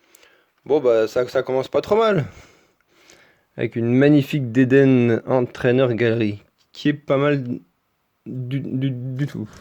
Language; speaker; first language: French; native; French